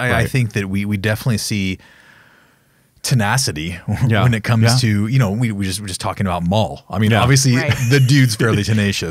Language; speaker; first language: English; native; English